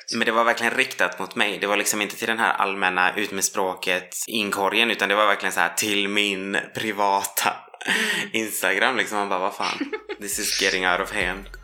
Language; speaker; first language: Swedish; native; Swedish